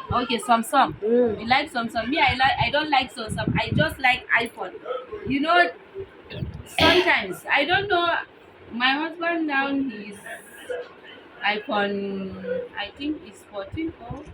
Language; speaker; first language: English; non-native, local second language; Hausa